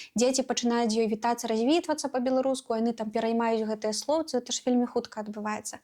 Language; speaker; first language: Belarusian; non-native, local second language; Russian